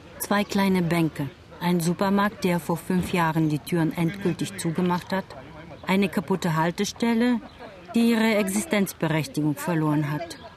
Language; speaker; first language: German; non-native, fluent; Bulgarian